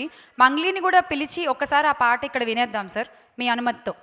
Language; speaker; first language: Telugu; native; Telugu